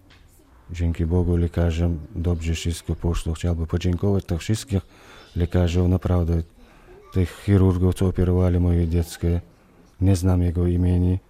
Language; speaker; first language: Polish; non-native, learner; Chechen